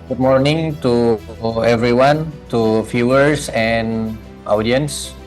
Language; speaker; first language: English; non-native, learner; Indonesian